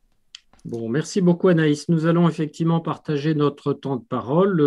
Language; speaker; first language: French; native; French